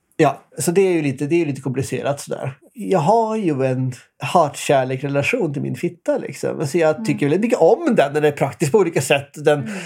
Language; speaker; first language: Swedish; non-native, fluent; Norwegian